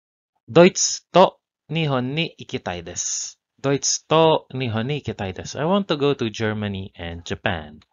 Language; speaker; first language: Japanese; non-native, learner; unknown